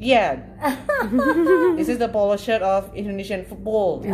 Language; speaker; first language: English; non-native, learner; Indonesian